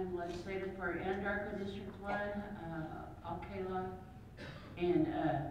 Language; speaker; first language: English; native; English